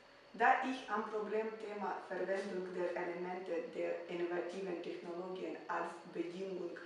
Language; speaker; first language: German; non-native, fluent; Ukrainian